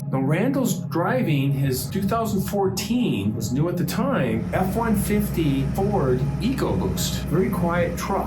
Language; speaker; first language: English; native; English